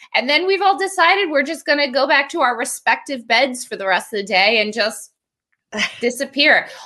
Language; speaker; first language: English; native; English